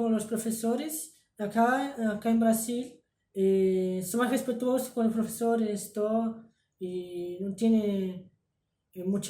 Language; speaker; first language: Spanish; early bilingual, heritage; Spanish